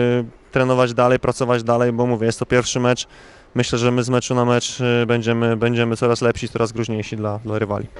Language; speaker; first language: Polish; native; Polish